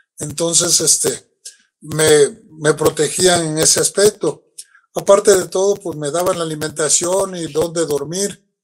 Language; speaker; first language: Spanish; native; Spanish